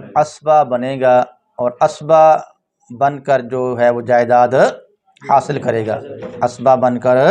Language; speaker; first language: Urdu; non-native, local second language; Punjabi